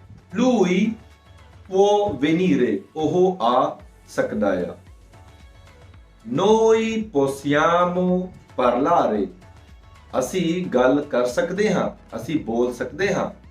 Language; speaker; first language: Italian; non-native, fluent; Punjabi